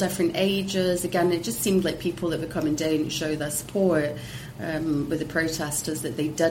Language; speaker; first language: English; native; English